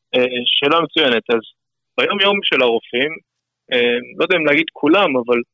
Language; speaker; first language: Hebrew; non-native, fluent; English